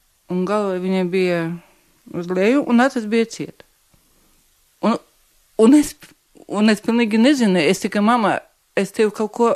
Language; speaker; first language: Latvian; non-native, local second language; Russian